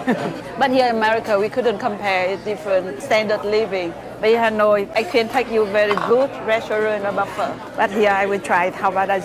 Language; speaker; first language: English; non-native, learner; Vietnamese